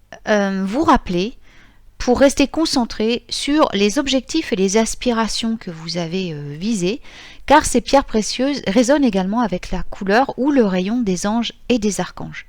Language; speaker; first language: French; native; French